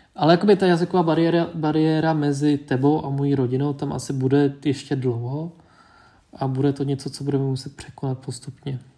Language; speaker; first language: Czech; early bilingual, other home language; Vietnamese